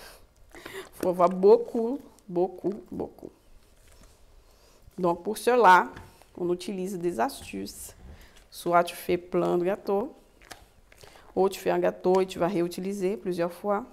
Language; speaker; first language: French; non-native, fluent; Portuguese